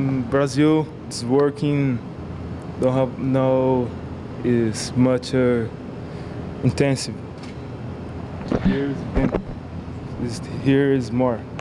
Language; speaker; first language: English; non-native, learner; Portuguese